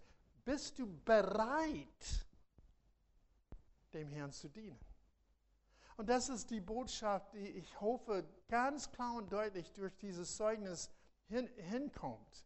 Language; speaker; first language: German; non-native, fluent; English